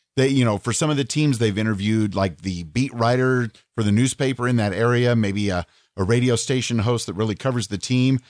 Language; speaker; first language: English; native; English